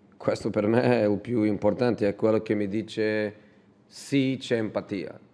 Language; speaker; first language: Italian; non-native, fluent; Portuguese